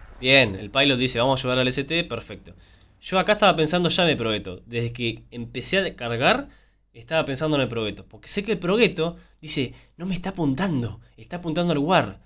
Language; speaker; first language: Spanish; native; Spanish